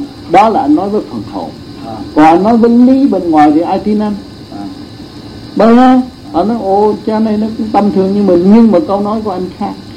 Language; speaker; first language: Vietnamese; native; Vietnamese